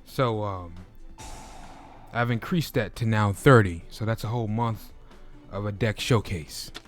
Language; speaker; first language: English; native; English